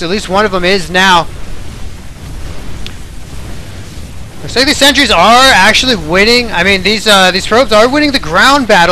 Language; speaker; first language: English; native; English